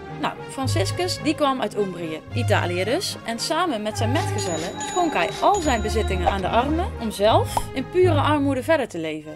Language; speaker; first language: Dutch; native; Dutch